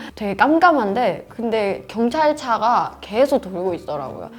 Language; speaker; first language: Korean; non-native, fluent; Burmese